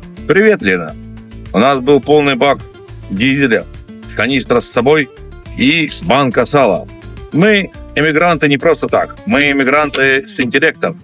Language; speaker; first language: Russian; native; Russian